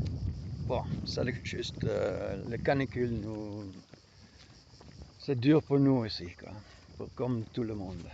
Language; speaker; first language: French; non-native, learner; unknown